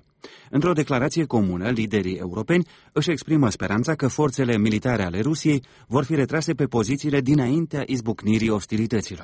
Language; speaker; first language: Romanian; native; Romanian